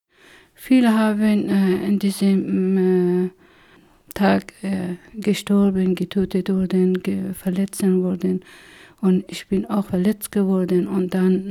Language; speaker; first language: German; non-native, learner; Persian